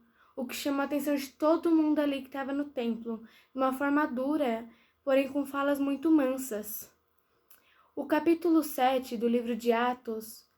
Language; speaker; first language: Portuguese; native; Portuguese